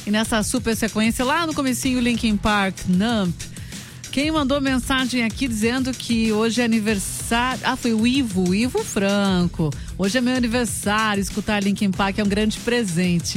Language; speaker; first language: Portuguese; native; Portuguese